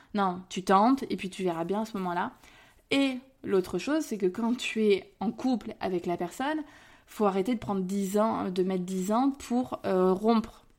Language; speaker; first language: French; native; French